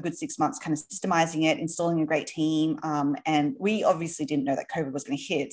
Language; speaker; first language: English; native; English